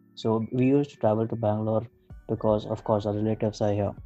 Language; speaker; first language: English; non-native, local second language; Hindi